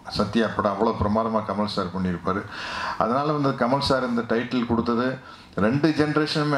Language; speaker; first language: Tamil; native; Tamil